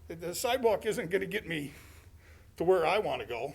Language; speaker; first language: English; native; English